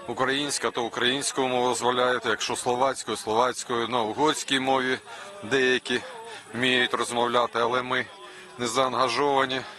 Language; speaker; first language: Ukrainian; non-native, local second language; Russian